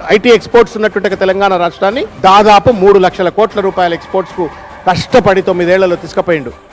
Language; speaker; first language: Telugu; native; Telugu